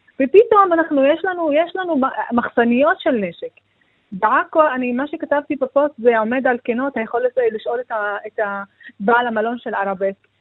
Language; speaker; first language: Hebrew; non-native, local second language; Arabic